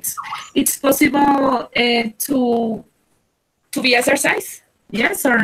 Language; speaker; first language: English; non-native, learner; Spanish